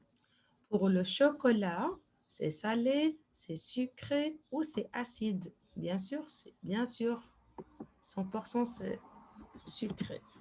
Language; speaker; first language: French; non-native, fluent; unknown